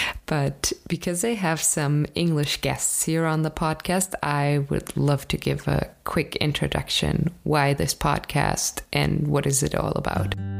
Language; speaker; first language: English; non-native, fluent; German